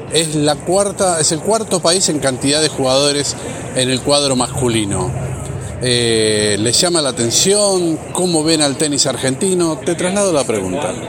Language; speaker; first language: Spanish; native; Spanish